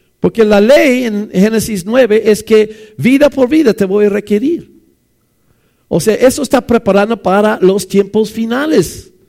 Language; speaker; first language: Spanish; non-native, fluent; English